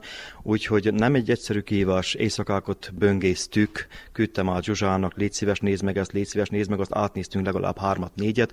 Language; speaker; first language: Hungarian; native; Hungarian